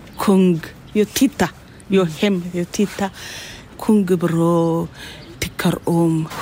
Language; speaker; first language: Swedish; non-native, learner; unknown